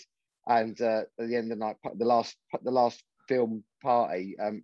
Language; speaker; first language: English; native; English